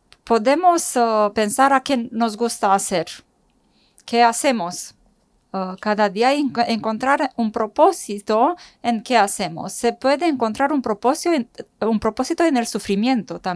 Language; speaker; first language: Spanish; non-native, fluent; Romanian